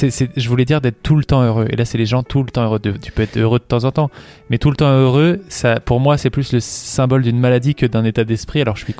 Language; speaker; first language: French; native; French